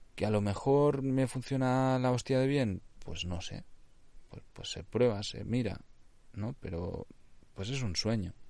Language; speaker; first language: Spanish; non-native, local second language; Catalan